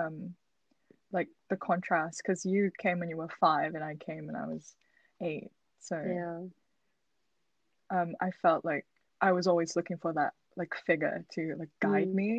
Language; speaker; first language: English; early bilingual, other home language; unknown